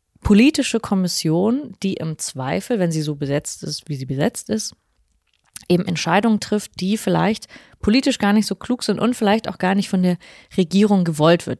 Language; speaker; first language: German; native; German